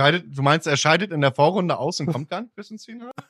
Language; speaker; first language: German; native; German